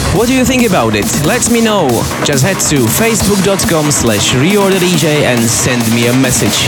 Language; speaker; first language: English; non-native, fluent; Slovak